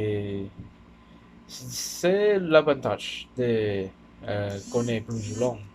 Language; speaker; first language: French; non-native, learner; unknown